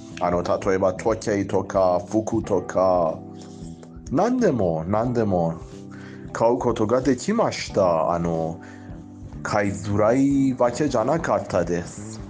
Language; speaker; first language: Japanese; non-native, fluent; Persian